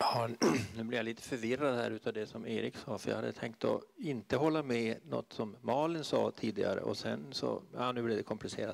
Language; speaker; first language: Swedish; native; Swedish